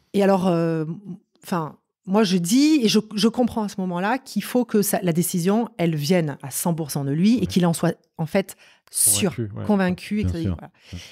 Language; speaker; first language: French; native; French